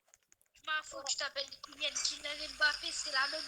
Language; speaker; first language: French; native; French